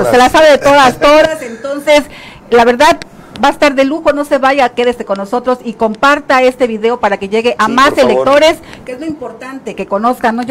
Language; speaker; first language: Spanish; native; Spanish